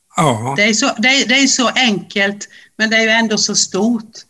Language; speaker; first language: Swedish; native; Swedish